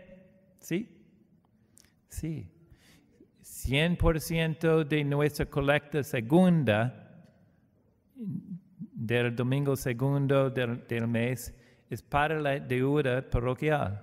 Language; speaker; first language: Spanish; non-native, learner; English